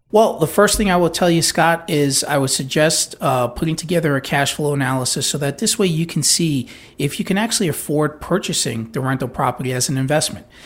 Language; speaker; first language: English; native; English